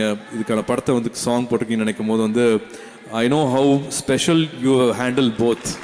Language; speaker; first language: Tamil; native; Tamil